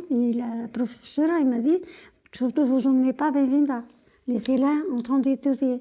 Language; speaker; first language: French; non-native, fluent; Portuguese